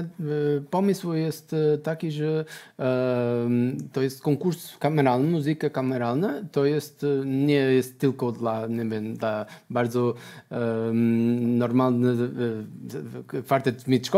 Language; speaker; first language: Polish; non-native, learner; Portuguese